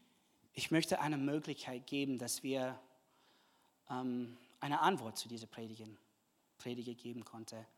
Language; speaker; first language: German; non-native, fluent; English